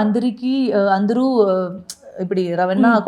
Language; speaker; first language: Telugu; non-native, learner; Malayalam